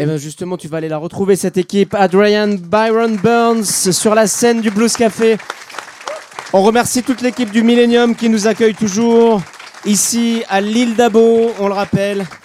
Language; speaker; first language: French; native; French